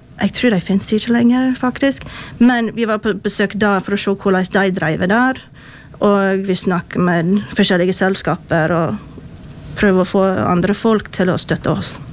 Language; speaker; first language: Norwegian; non-native, fluent; English